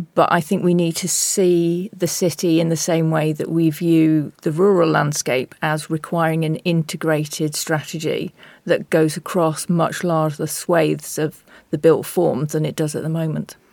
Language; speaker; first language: English; native; English